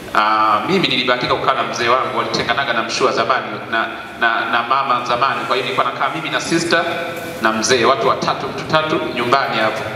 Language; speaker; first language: Swahili; native; Swahili